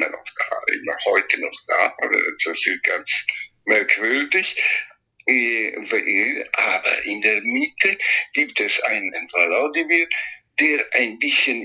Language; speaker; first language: German; non-native, fluent; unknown